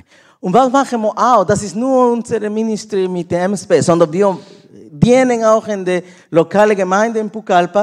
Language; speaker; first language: German; non-native, learner; Spanish